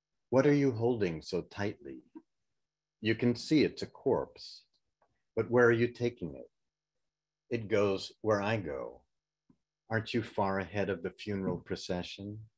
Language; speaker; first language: English; native; English